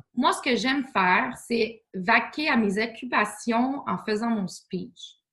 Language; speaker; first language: French; native; French